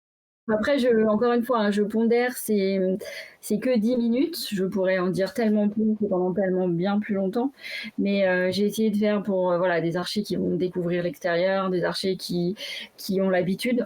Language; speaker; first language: French; native; French